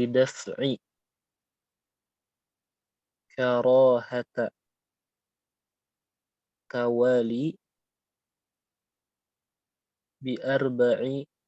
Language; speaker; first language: Arabic; non-native, fluent; Indonesian